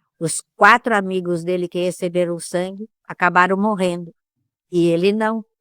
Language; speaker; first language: Portuguese; early bilingual, other home language; Italian